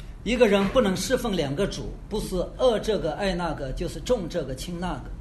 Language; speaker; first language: Chinese; native; Chinese